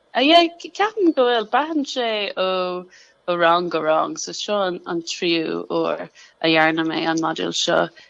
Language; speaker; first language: Irish; non-native, local second language; English